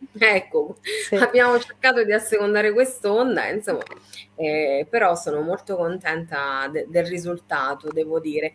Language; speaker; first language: Italian; native; Italian